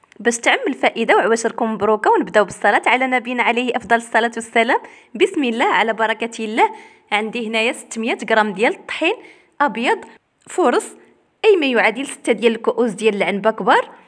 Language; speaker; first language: Arabic; native; Arabic